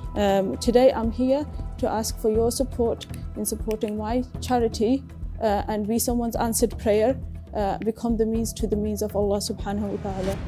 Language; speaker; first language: English; native; English